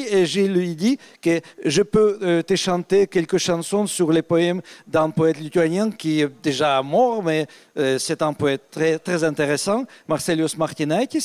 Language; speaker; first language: French; non-native, fluent; Russian